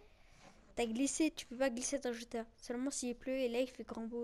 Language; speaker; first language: French; native; French